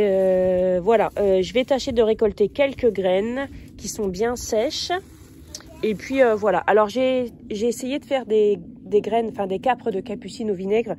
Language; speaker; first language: French; native; French